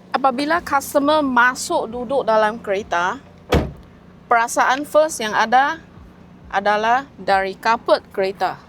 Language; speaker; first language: Malay; non-native, local second language; Chinese